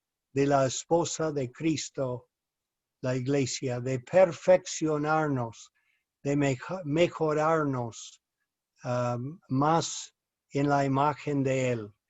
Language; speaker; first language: Spanish; non-native, fluent; English